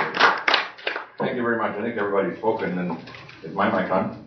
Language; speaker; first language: English; native; English